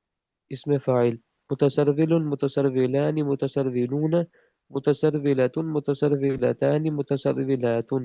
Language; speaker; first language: Arabic; non-native, learner; Urdu